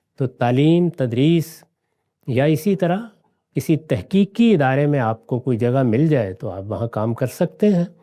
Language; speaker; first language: Urdu; non-native, local second language; Punjabi